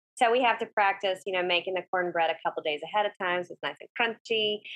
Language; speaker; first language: English; native; English